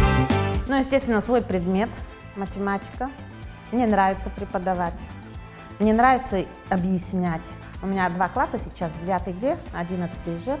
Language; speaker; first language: Russian; native; Russian